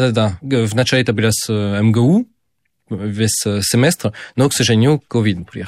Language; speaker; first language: Russian; non-native, fluent; French